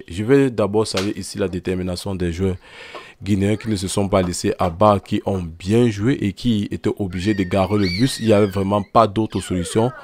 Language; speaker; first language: French; native; French